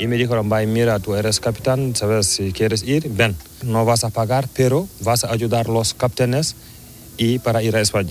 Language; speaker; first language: Spanish; non-native, learner; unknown